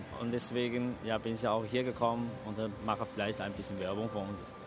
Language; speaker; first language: German; non-native, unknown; Chinese